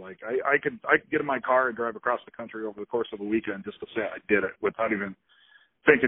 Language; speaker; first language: English; native; English